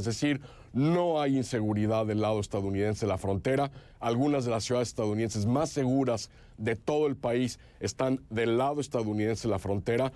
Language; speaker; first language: Spanish; native; Spanish